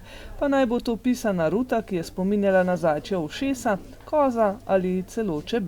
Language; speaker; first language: Slovenian; native; Slovenian